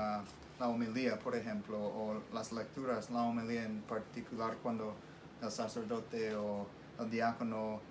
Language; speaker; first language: Spanish; non-native, fluent; English